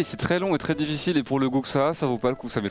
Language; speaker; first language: French; native; French